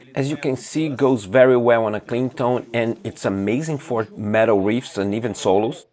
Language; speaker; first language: English; non-native, fluent; Portuguese